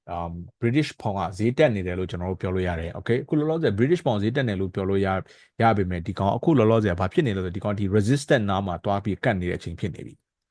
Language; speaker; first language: Burmese; native; Burmese